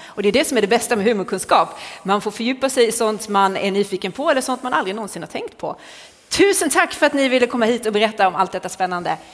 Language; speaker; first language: Swedish; native; Swedish